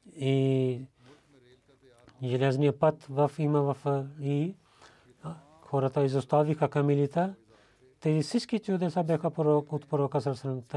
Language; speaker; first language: Bulgarian; non-native, learner; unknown